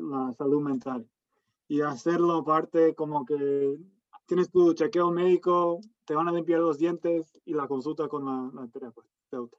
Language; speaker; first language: Spanish; early bilingual, heritage; Spanish